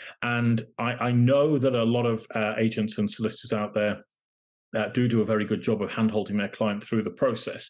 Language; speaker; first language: English; native; English